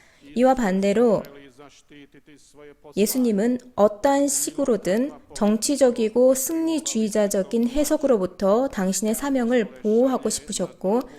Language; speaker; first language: Korean; native; Korean